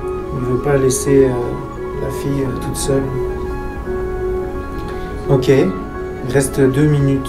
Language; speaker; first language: French; native; French